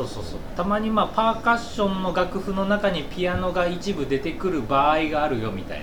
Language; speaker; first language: Japanese; native; Japanese